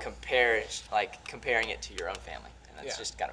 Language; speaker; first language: English; native; English